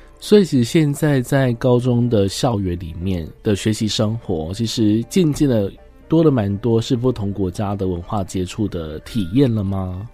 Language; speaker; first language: Chinese; native; Chinese